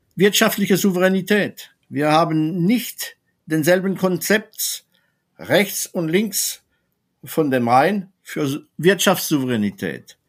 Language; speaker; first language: German; non-native, fluent; French